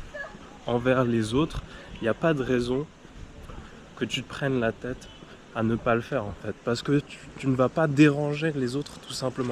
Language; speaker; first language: French; native; French